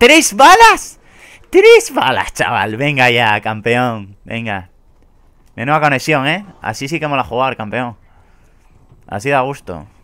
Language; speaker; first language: Spanish; native; Spanish